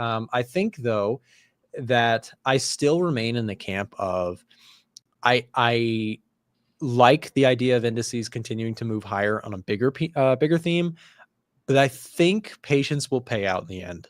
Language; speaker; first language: English; native; English